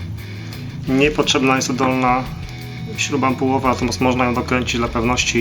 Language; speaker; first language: Polish; native; Polish